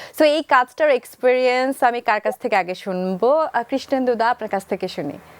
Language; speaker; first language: Bangla; native; Bangla